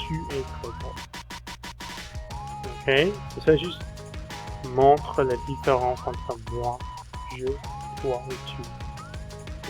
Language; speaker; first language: French; non-native, fluent; English